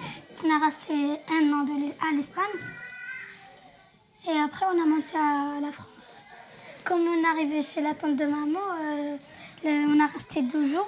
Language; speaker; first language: French; non-native, learner; Arabic